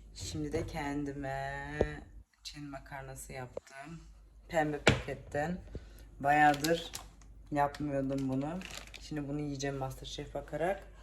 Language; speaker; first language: Turkish; early bilingual, heritage; Turkish